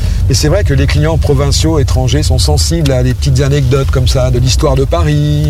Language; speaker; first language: French; native; French